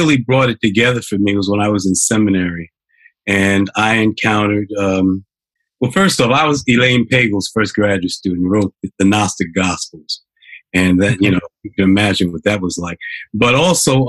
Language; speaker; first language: English; native; English